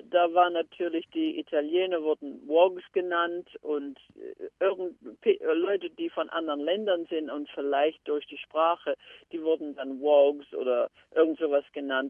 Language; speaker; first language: German; early bilingual, heritage; German